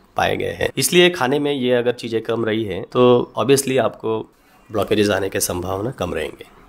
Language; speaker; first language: Hindi; non-native, local second language; Marathi